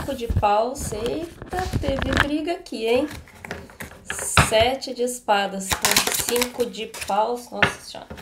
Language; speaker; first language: Portuguese; native; Portuguese